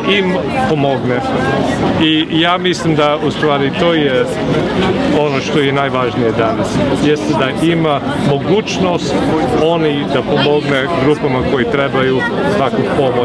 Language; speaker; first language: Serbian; non-native, fluent; English